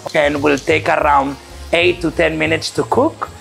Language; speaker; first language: English; non-native, fluent; Catalan